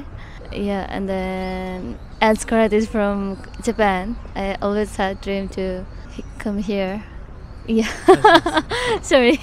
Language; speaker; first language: English; non-native, fluent; Nepali